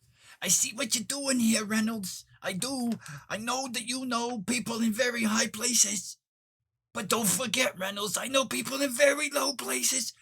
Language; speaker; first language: English; native; English